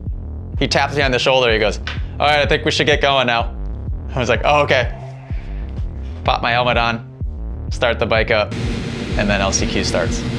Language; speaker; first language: English; native; English